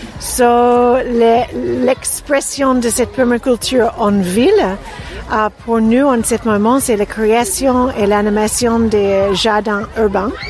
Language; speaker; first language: French; non-native, fluent; English